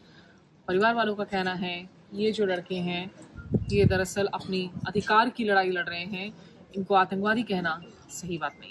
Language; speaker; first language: Hindi; native; Hindi